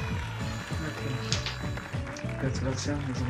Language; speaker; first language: German; non-native, learner; Polish